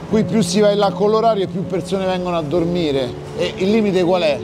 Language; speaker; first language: Italian; native; Italian